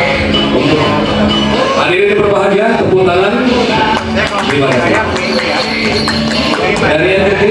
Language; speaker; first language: Indonesian; native; Indonesian